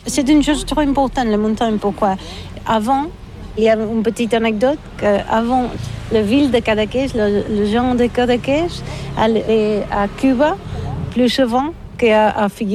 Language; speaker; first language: French; non-native, learner; Catalan